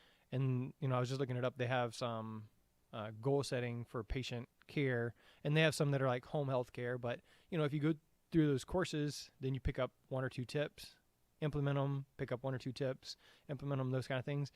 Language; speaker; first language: English; native; English